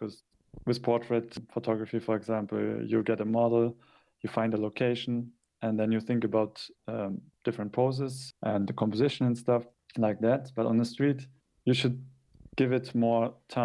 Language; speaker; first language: English; non-native, fluent; German